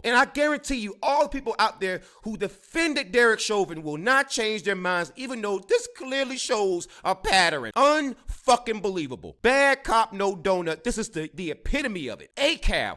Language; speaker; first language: English; native; English